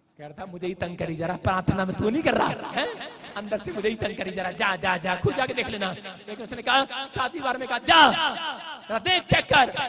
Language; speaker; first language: Hindi; non-native, local second language; Punjabi